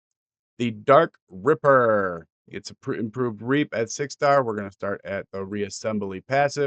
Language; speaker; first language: English; native; English